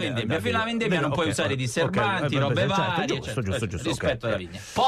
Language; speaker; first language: Italian; native; Italian